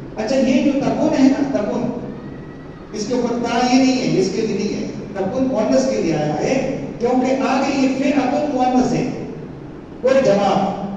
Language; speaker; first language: Urdu; non-native, local second language; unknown